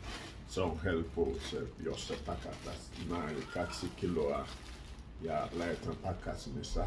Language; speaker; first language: Finnish; non-native, learner; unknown